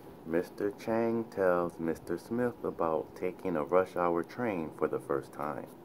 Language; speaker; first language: English; native; English